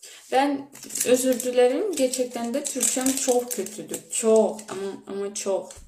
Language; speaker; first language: Turkish; early bilingual, heritage; Turkish